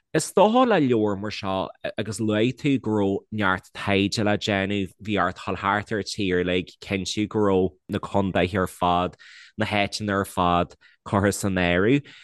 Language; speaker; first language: Irish; non-native, local second language; English